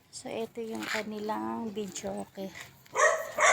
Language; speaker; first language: Filipino; native; Filipino